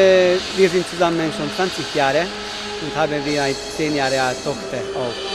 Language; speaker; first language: German; non-native, learner; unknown